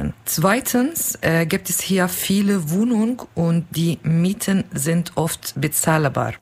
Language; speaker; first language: German; non-native, learner; Kurdish